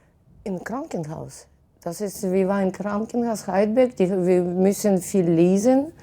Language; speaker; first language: German; non-native, fluent; Russian